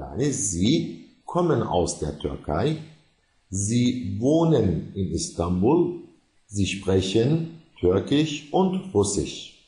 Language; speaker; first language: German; non-native, fluent; Turkish